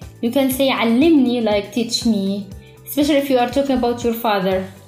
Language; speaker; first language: English; non-native, fluent; Arabic